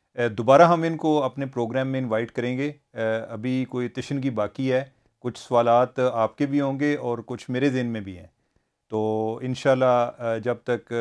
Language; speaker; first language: Urdu; non-native, local second language; Punjabi